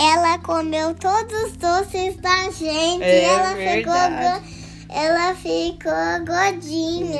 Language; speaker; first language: Portuguese; early bilingual, heritage; Portuguese